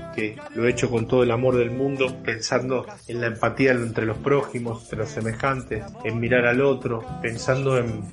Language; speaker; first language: Spanish; native; Spanish